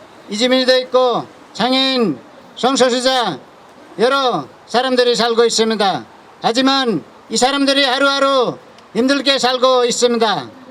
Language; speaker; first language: Korean; non-native, fluent; Nepali